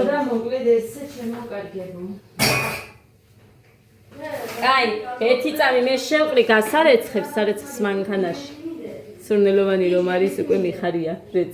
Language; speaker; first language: Georgian; native; Georgian